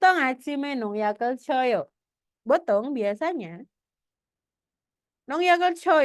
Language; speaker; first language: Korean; non-native, fluent; Indonesian